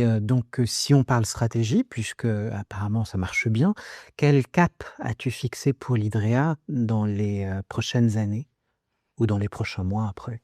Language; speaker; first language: French; native; French